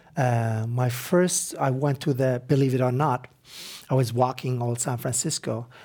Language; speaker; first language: English; non-native, fluent; Arabic